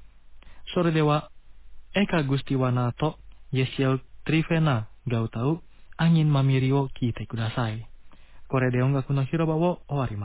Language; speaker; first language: Japanese; non-native, fluent; Indonesian